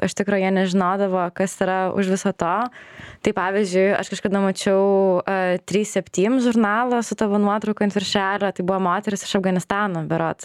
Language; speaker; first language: Lithuanian; native; Lithuanian